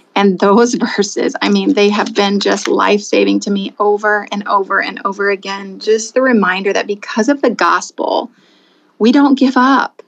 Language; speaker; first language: English; native; English